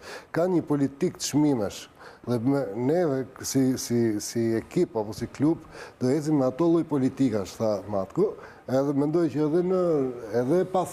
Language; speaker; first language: Albanian; native; Albanian